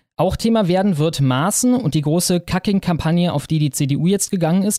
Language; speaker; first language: German; native; German